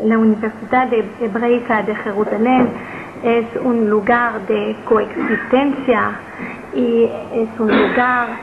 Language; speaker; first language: Spanish; non-native, learner; Hebrew